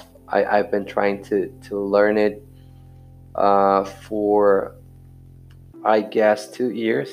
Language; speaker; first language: English; non-native, fluent; Portuguese